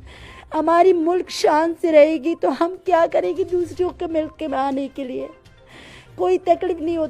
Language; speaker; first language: Hindi; non-native, fluent; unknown